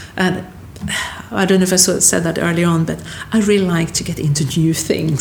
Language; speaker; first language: English; non-native, fluent; Swedish